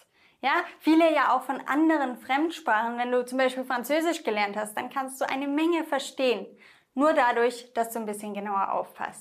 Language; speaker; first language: German; native; German